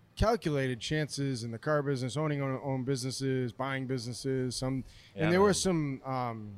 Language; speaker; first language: English; native; English